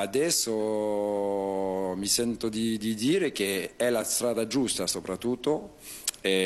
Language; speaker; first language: Italian; non-native, fluent; French